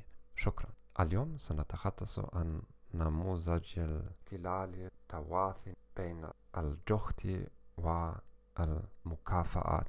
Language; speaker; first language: Arabic; non-native, learner; German